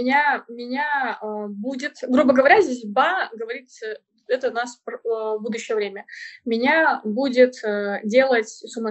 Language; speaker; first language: Russian; native; Russian